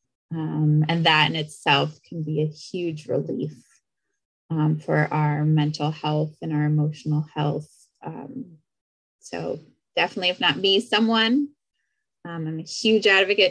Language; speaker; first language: English; early bilingual, other home language; Spanish